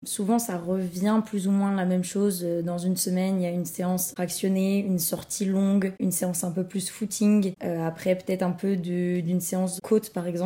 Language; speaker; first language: French; native; French